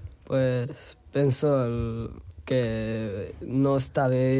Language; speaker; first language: Catalan; non-native, local second language; Spanish